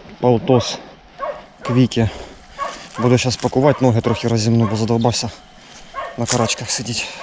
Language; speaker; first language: Ukrainian; native; Ukrainian